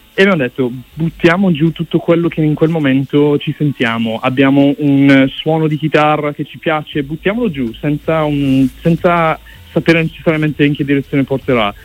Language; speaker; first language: Italian; early bilingual, other home language; English